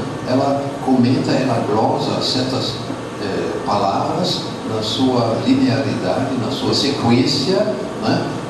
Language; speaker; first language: Portuguese; non-native, fluent; German